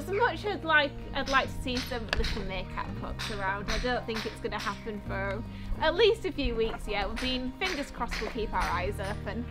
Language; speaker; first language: English; native; English